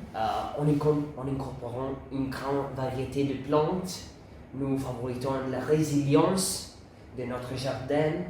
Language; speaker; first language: French; non-native, learner; Italian